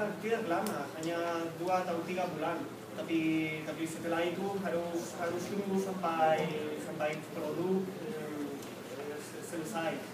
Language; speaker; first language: Indonesian; non-native, fluent; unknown